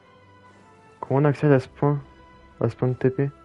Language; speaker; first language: French; native; French